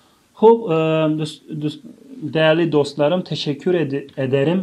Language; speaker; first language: Turkish; non-native, fluent; Tajik